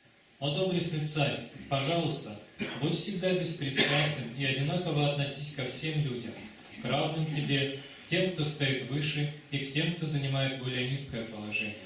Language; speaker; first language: Russian; native; Russian